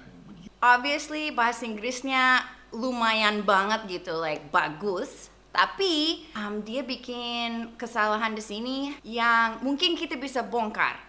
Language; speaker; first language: Indonesian; non-native, fluent; English